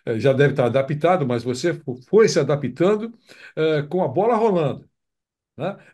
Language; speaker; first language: Portuguese; native; Portuguese